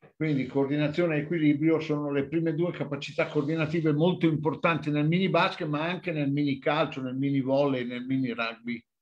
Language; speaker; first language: Italian; native; Italian